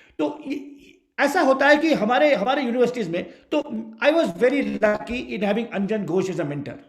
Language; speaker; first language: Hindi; non-native, local second language; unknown